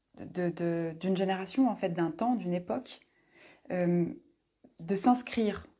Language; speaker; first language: French; native; French